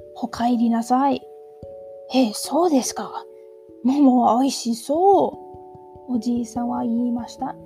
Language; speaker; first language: Japanese; non-native, learner; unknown